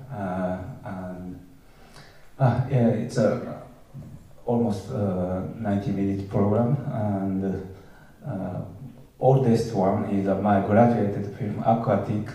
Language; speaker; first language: English; non-native, learner; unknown